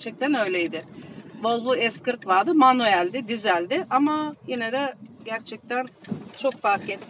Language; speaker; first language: Turkish; early bilingual, heritage; Turkish